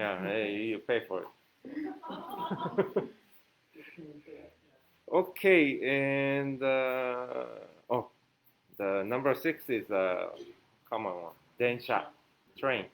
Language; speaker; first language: English; non-native, fluent; Japanese